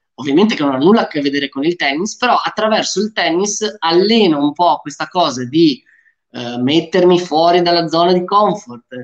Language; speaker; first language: Italian; early bilingual, other home language; Romanian